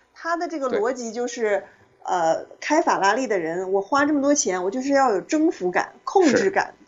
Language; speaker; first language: Chinese; native; Chinese